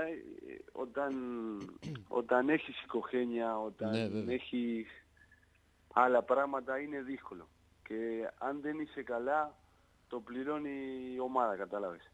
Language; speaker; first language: Greek; non-native, learner; Spanish